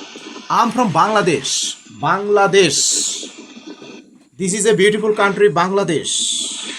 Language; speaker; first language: English; non-native, local second language; Bangla